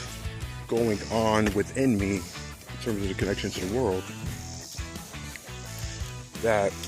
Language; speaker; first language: English; native; English